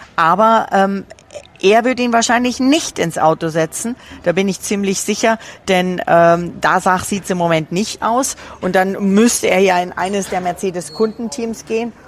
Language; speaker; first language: German; native; German